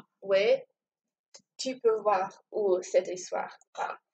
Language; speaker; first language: French; non-native, learner; English